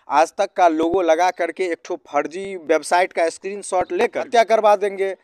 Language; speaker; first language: Hindi; native; Hindi